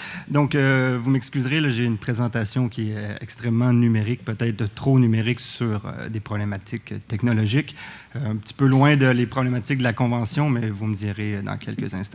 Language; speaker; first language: French; native; French